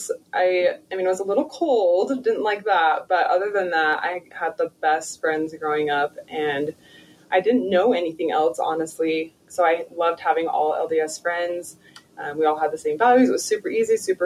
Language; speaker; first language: English; native; English